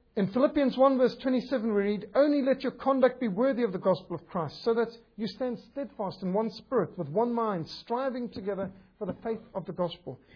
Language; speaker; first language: English; native; English